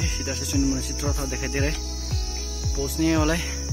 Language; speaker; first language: Hindi; non-native, local second language; Nepali